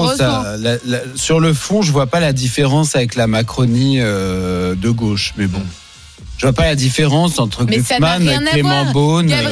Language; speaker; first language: French; native; French